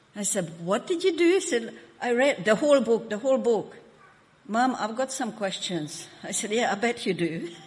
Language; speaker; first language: English; non-native, fluent; Hungarian